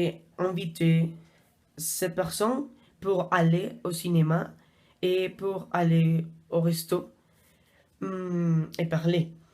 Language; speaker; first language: French; non-native, learner; Spanish